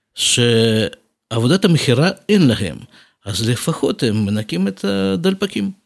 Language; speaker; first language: Hebrew; non-native, fluent; Russian